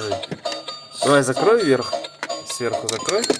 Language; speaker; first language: Russian; native; Russian